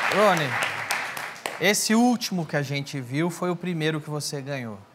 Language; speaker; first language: Portuguese; native; Portuguese